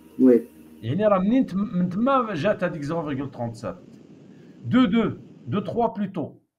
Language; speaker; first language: French; non-native, local second language; Arabic